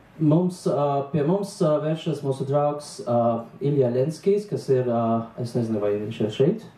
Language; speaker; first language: Latvian; non-native, local second language; Russian